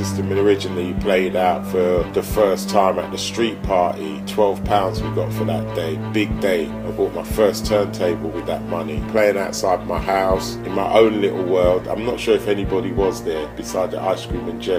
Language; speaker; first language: English; native; English